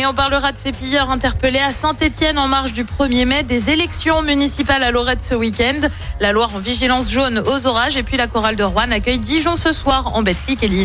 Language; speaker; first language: French; native; French